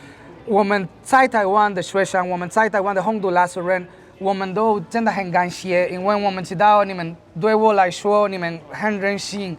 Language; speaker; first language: Chinese; non-native, fluent; Spanish